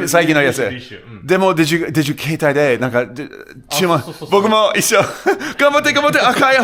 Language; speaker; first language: Japanese; non-native, learner; English